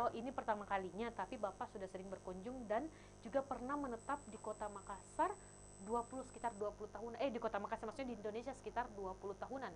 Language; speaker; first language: Indonesian; native; Indonesian